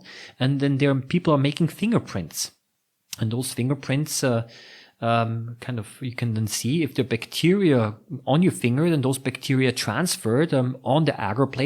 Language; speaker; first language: English; non-native, fluent; German